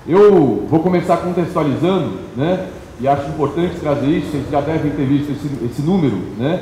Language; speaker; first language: Portuguese; native; Portuguese